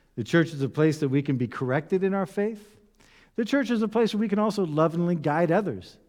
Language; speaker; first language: English; native; English